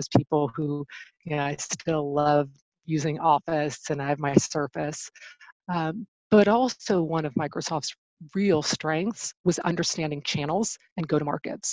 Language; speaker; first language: English; native; English